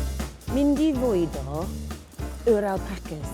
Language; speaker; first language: Welsh; non-native, learner; English